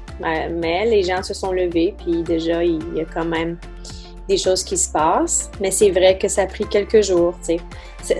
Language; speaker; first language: French; native; French